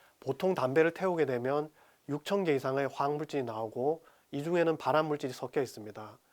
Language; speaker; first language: Korean; native; Korean